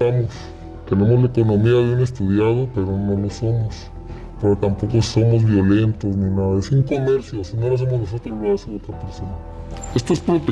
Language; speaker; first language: Spanish; native; Spanish